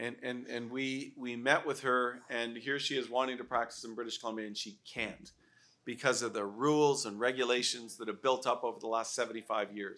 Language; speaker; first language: English; native; English